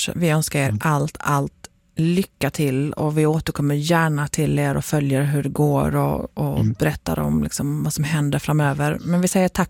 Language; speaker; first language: Swedish; native; Swedish